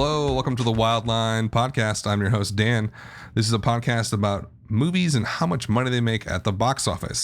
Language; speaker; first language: English; native; English